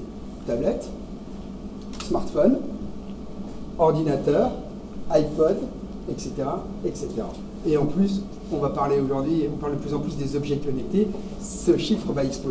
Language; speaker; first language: French; native; French